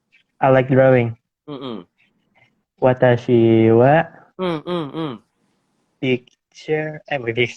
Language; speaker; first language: English; non-native, learner; Indonesian